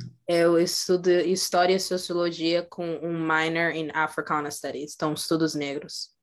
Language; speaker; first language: Portuguese; early bilingual, heritage; Portuguese